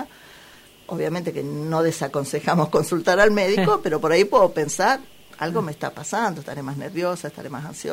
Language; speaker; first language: Spanish; native; Spanish